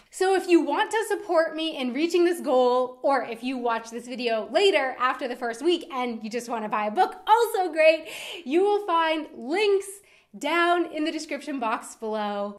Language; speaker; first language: English; native; English